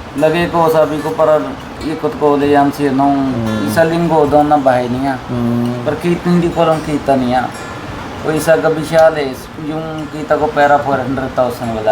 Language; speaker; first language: Filipino; non-native, learner; Punjabi